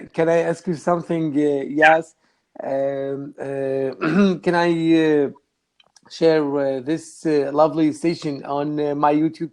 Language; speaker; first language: English; non-native, learner; Arabic